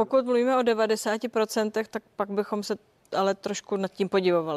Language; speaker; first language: Czech; native; Czech